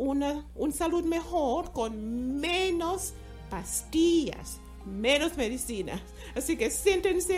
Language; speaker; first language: Spanish; non-native, fluent; English